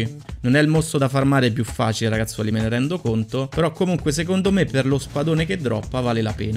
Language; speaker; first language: Italian; native; Italian